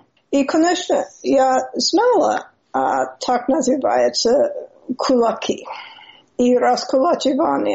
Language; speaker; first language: Russian; non-native, learner; English